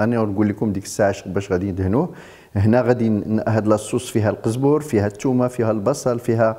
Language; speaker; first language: Arabic; native; Arabic